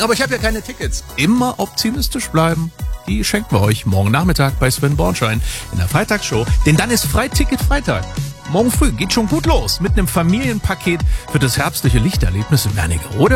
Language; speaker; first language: German; native; German